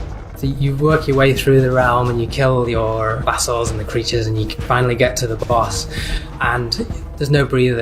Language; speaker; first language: English; native; English